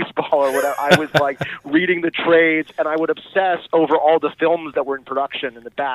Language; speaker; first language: English; native; English